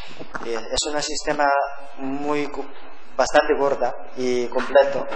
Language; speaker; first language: Spanish; non-native, learner; Korean